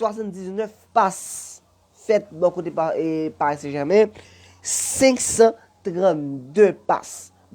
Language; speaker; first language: French; non-native, learner; Haitian Creole